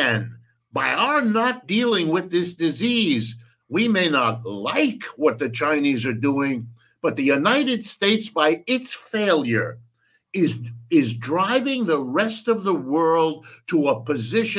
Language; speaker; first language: English; early bilingual, other home language; French